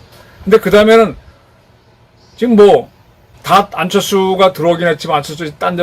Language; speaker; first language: Korean; native; Korean